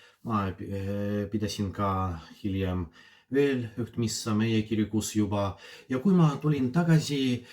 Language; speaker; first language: Estonian; non-native, fluent; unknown